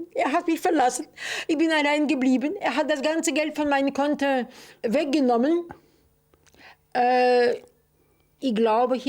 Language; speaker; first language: German; non-native, fluent; Russian